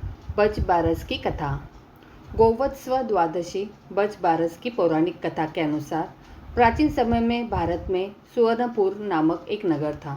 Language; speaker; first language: Hindi; native; Hindi